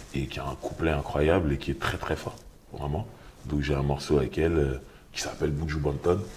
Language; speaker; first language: French; native; French